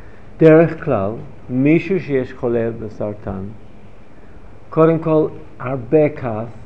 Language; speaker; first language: Hebrew; non-native, fluent; English